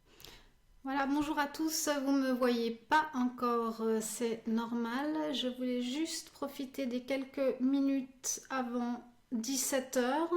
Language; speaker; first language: French; native; French